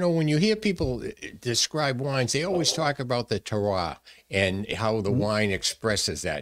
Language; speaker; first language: English; native; English